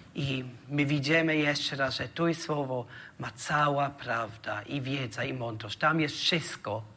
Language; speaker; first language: Polish; non-native, learner; German